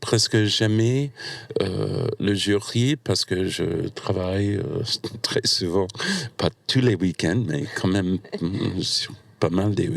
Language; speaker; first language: French; non-native, fluent; English